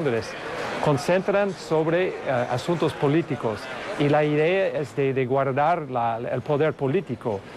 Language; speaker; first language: Spanish; non-native, fluent; English